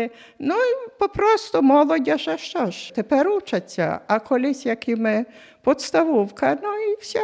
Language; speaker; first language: Ukrainian; native; Ukrainian